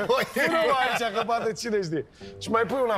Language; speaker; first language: Romanian; native; Romanian